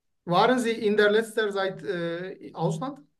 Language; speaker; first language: German; non-native, learner; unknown